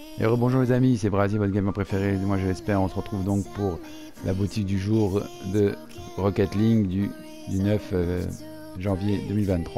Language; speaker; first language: French; native; French